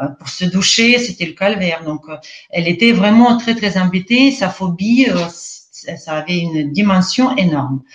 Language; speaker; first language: French; non-native, fluent; Russian